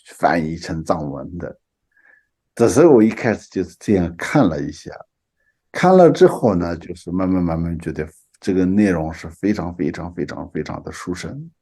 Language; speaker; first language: Chinese; non-native, local second language; Tibetan